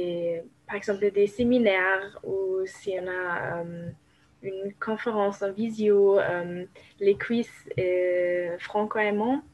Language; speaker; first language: French; non-native, fluent; German